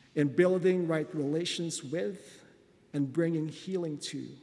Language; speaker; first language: English; non-native, local second language; Filipino